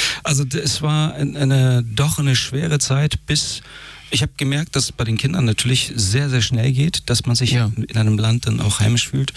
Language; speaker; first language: German; early bilingual, other home language; Persian